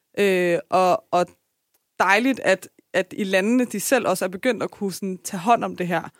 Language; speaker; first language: Danish; early bilingual, other home language; Persian